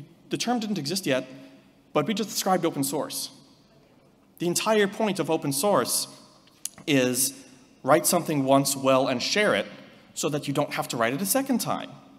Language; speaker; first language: English; native; English